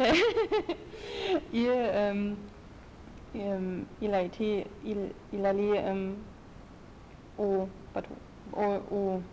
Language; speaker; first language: French; non-native, learner; German